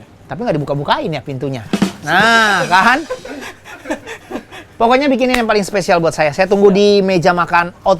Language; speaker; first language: Indonesian; native; Indonesian